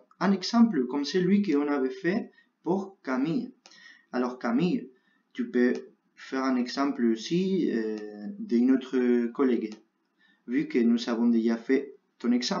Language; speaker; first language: French; non-native, fluent; Spanish